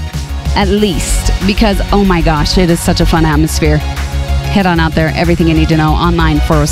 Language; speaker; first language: English; native; English